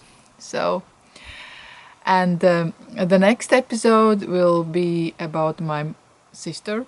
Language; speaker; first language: English; non-native, fluent; Latvian